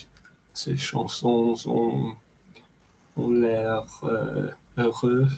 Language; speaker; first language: French; non-native, learner; English